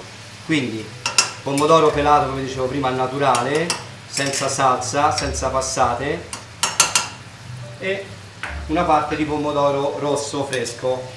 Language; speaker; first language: Italian; native; Italian